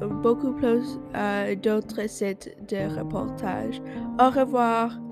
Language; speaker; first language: French; non-native, learner; English